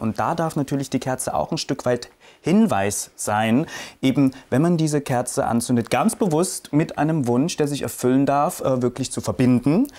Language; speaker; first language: German; native; German